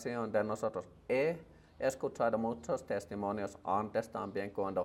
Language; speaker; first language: Spanish; non-native, learner; Finnish